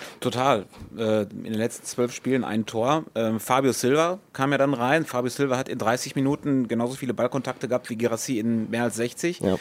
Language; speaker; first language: German; native; German